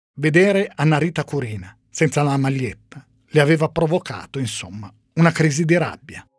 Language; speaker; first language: Italian; native; Italian